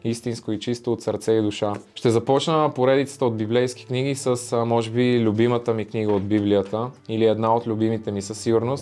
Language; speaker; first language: Bulgarian; native; Bulgarian